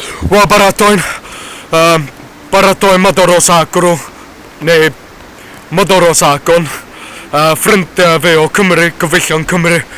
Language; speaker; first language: Welsh; non-native, learner; English